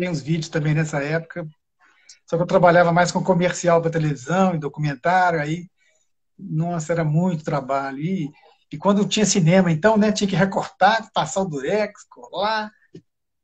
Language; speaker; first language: Portuguese; native; Portuguese